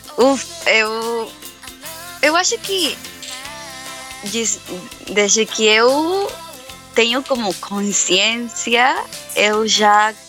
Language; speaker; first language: Portuguese; non-native, fluent; Spanish